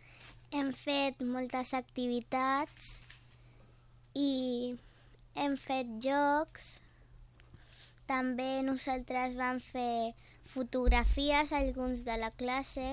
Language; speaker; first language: Catalan; non-native, local second language; Spanish